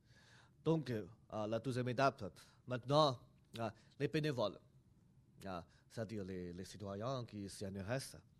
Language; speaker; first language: French; non-native, fluent; Chinese